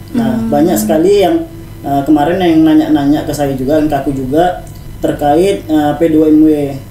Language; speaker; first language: Indonesian; native; Indonesian